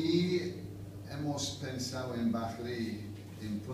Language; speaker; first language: Spanish; non-native, fluent; English